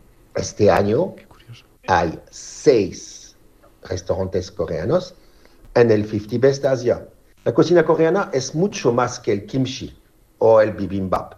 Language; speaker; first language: Spanish; non-native, fluent; French